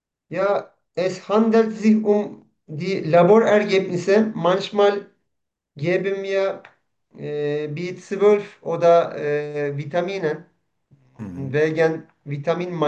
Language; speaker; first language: German; non-native, learner; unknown